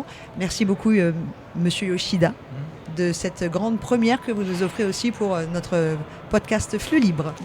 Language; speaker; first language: French; native; French